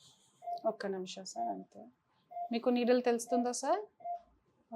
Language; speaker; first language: Telugu; non-native, fluent; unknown